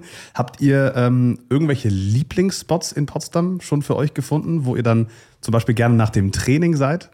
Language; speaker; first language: German; native; German